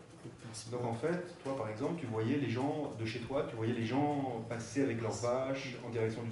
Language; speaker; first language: French; native; French